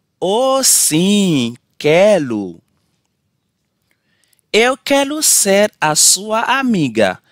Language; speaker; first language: Portuguese; non-native, learner; Haitian Creole